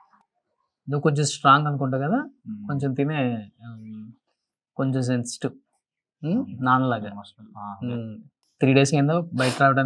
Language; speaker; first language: Telugu; native; Telugu